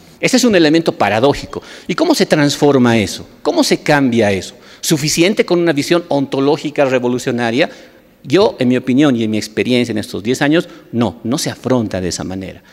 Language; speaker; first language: Spanish; native; Spanish